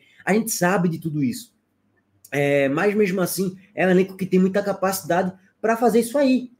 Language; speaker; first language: Portuguese; native; Portuguese